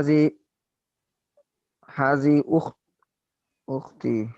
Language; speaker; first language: Arabic; non-native, learner; Urdu